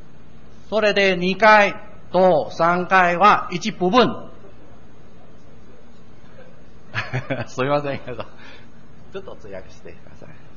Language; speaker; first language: Japanese; non-native, learner; Min Nan Chinese